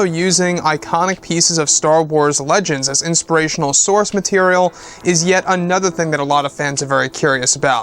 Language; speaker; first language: English; native; English